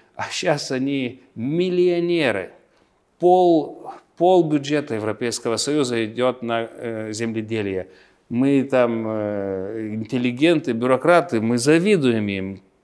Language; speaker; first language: Russian; non-native, local second language; Lithuanian